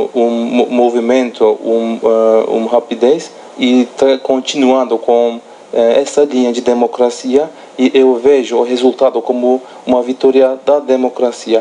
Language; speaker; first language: Portuguese; non-native, fluent; Turkish